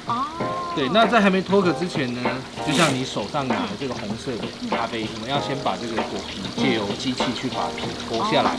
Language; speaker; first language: Chinese; native; Chinese